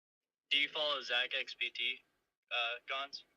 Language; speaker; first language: English; native; English